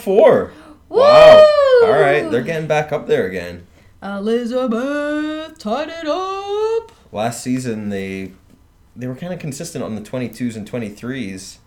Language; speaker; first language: English; native; English